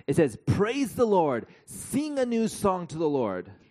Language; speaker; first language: English; native; English